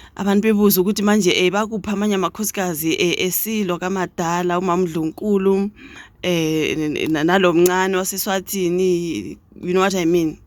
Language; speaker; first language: Zulu; native; Zulu